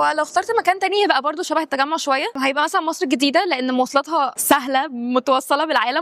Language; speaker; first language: Arabic; native; Arabic